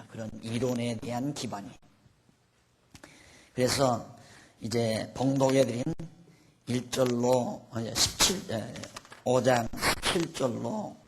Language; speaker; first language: Korean; native; Korean